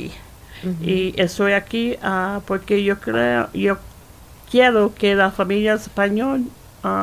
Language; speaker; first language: Spanish; early bilingual, heritage; Spanish